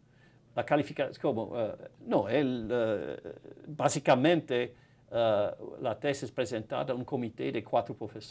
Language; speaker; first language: Spanish; non-native, fluent; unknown